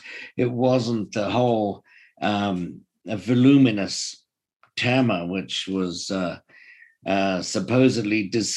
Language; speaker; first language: English; native; English